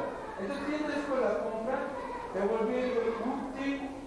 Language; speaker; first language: Spanish; non-native, learner; Korean